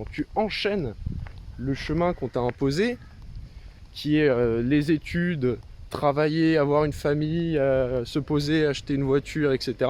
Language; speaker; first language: French; native; French